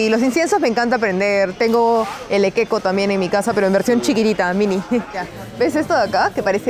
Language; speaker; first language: Spanish; native; Spanish